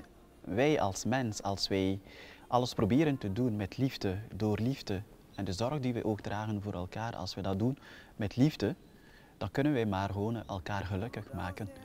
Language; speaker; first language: Dutch; non-native, fluent; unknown